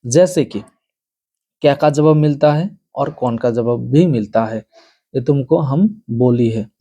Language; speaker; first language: Hindi; non-native, local second language; Bangla